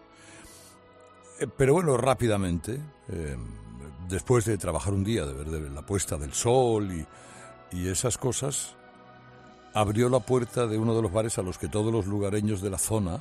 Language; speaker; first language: Spanish; native; Spanish